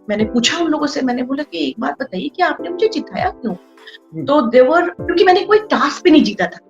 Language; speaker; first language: Hindi; non-native, local second language; Bangla